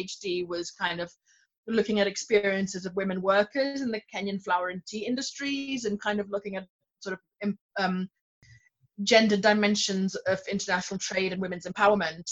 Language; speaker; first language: English; non-native, local second language; Swahili